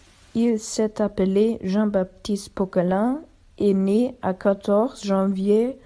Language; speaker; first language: French; non-native, learner; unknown